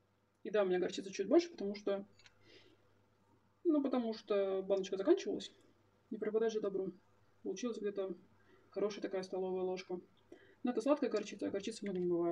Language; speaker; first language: Russian; native; Russian